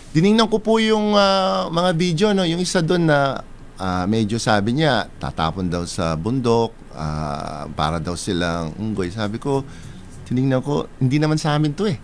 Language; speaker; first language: Filipino; non-native, local second language; Pampanga